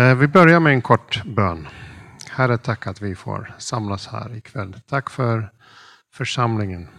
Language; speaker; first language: Swedish; non-native, fluent; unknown